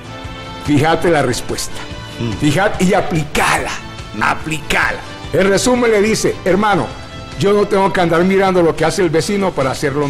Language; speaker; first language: Spanish; native; Spanish